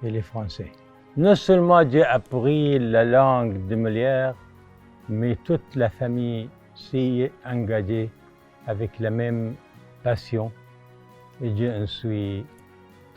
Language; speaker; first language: French; non-native, fluent; Arabic